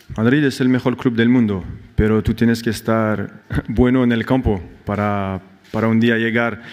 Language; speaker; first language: Spanish; non-native, fluent; French